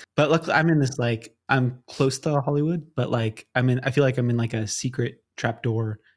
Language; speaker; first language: English; native; English